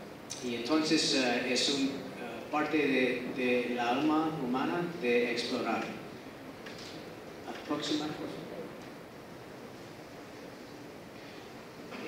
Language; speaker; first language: Spanish; non-native, fluent; English